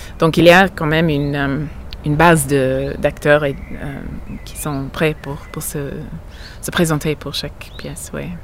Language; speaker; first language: French; non-native, fluent; English